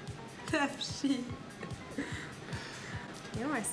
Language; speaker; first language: Hungarian; native; Hungarian